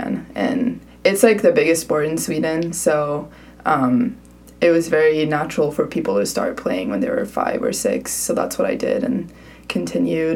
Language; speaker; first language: English; non-native, fluent; Swedish